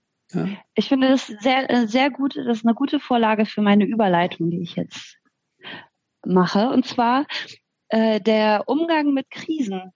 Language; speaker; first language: German; native; German